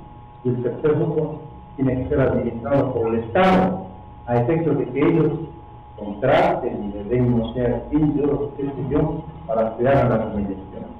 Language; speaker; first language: Spanish; native; Spanish